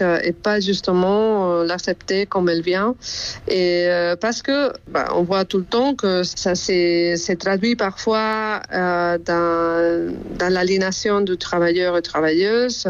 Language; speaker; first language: French; non-native, fluent; Spanish